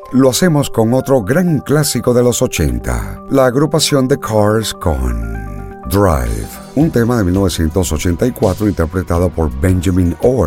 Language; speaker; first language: Spanish; native; Spanish